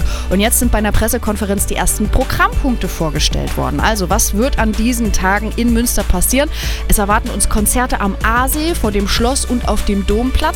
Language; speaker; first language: German; native; German